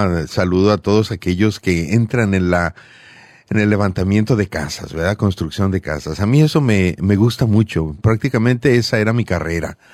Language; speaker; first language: Spanish; native; Spanish